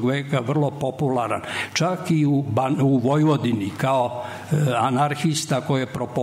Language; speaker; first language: Serbian; native; Serbian